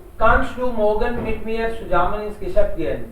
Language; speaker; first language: German; non-native, fluent; Hindi